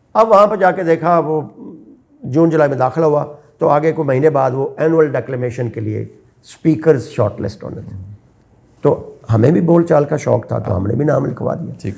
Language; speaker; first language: Urdu; non-native, local second language; Punjabi